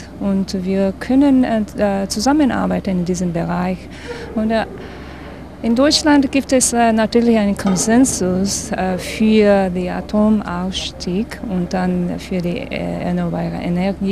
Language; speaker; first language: German; non-native, fluent; English